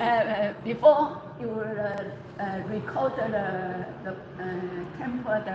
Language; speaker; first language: English; non-native, learner; Chinese